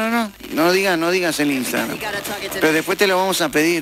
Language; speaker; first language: Spanish; native; Spanish